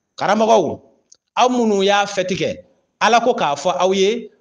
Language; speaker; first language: French; non-native, local second language; Bambara